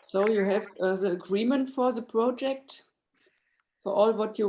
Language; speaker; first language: English; non-native, fluent; German